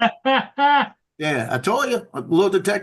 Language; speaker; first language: English; native; English